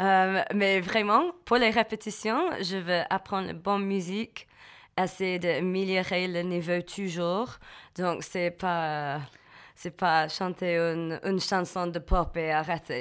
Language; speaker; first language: French; non-native, learner; English